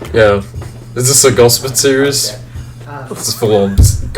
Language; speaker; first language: English; native; English